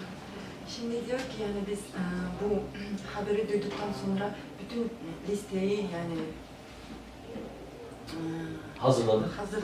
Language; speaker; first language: Turkish; non-native, fluent; Uyghur